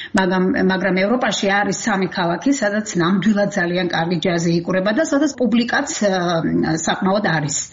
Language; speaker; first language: Georgian; native; Georgian